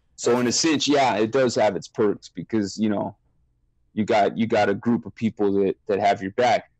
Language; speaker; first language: English; native; English